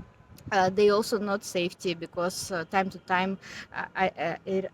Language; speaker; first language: English; non-native, learner; Ukrainian